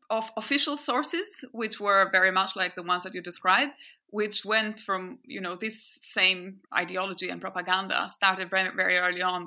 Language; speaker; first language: English; non-native, fluent; French